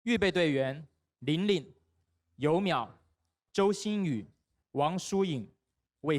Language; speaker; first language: Chinese; native; Chinese